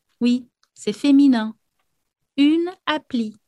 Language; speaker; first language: French; non-native, fluent; Portuguese